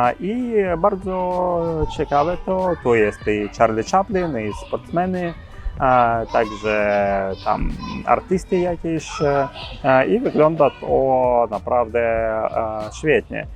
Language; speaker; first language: Polish; non-native, learner; Ukrainian